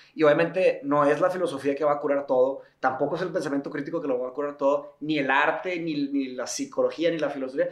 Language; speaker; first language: Spanish; early bilingual, other home language; Portuguese